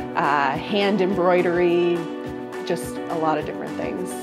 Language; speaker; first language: English; native; English